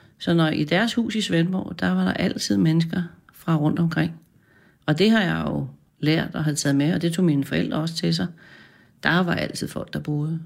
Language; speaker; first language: Danish; native; Danish